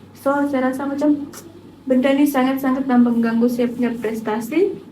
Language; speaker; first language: Malay; native; Malay